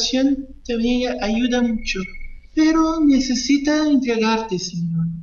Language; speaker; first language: Spanish; non-native, fluent; Portuguese